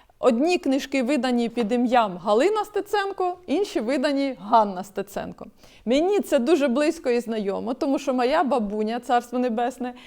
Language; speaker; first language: Ukrainian; native; Ukrainian